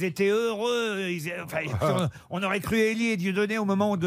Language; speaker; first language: French; native; French